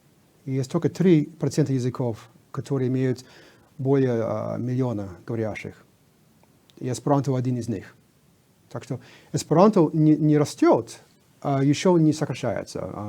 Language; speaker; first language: Russian; non-native, fluent; English